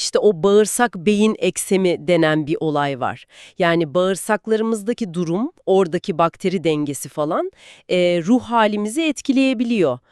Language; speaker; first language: Turkish; native; Turkish